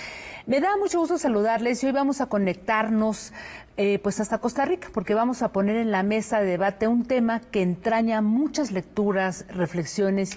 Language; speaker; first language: Spanish; native; Spanish